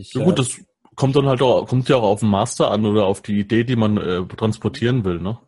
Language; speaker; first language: German; native; German